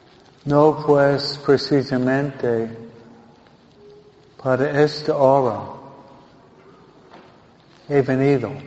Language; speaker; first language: Spanish; non-native, fluent; English